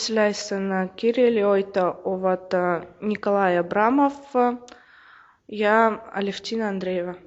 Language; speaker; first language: Finnish; non-native, learner; Russian